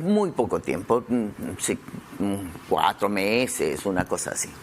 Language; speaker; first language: Spanish; native; Spanish